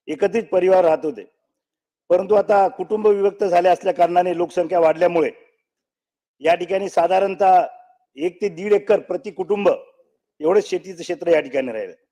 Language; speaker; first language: Marathi; native; Marathi